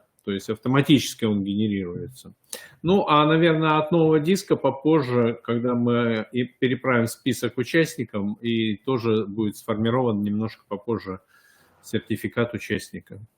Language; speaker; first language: Russian; native; Russian